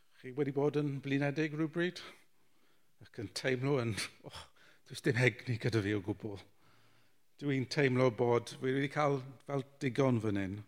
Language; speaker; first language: Welsh; non-native, local second language; English